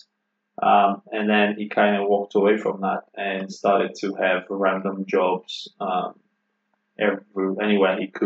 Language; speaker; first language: English; non-native, fluent; Polish